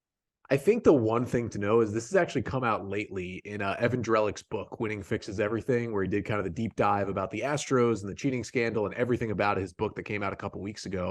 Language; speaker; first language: English; native; English